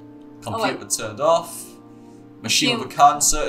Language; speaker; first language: English; native; English